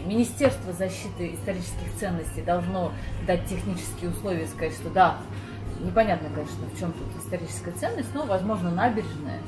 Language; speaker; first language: Russian; native; Russian